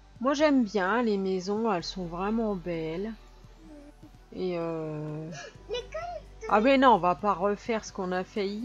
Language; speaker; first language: French; native; French